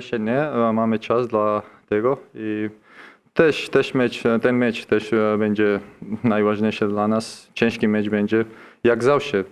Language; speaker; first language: Polish; non-native, learner; Georgian